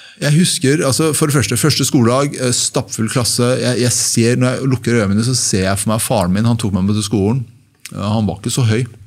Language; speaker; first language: Norwegian; early bilingual, other home language; Persian